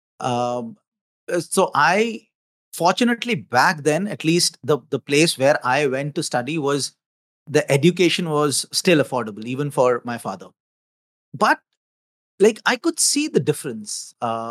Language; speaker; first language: English; non-native, local second language; Hindi